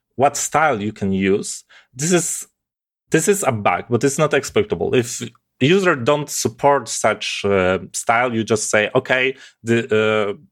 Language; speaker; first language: English; non-native, fluent; Polish